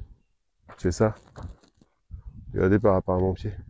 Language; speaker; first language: French; native; French